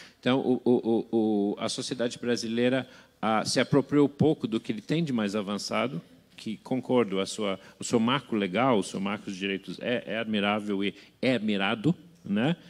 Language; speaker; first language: Portuguese; non-native, fluent; English